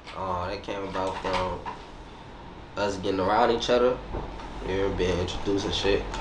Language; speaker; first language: English; native; English